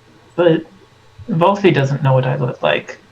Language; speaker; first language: English; native; English